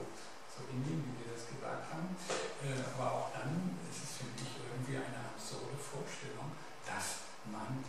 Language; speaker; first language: German; native; German